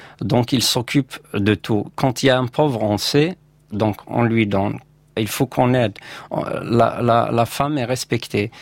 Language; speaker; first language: French; non-native, local second language; Kabyle